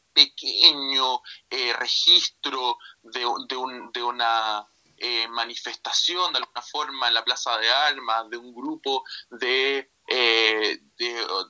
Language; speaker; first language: Spanish; native; Spanish